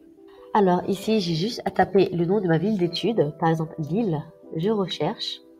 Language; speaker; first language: French; native; French